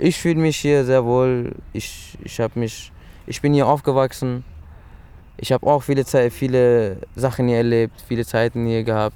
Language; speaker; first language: German; early bilingual, other home language; Persian